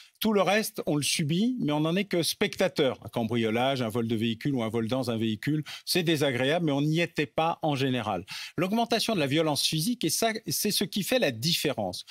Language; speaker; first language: French; native; French